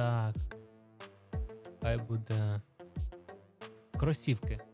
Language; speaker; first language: Ukrainian; non-native, local second language; Russian